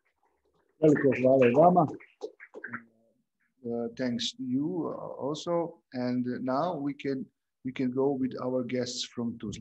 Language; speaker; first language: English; non-native, fluent; Croatian